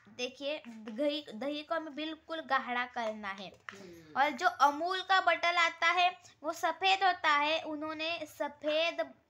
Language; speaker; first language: Hindi; non-native, local second language; Marathi